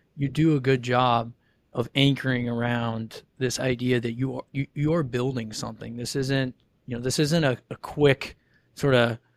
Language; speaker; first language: English; native; English